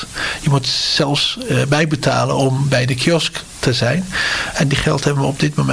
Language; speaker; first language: Dutch; non-native, fluent; Turkish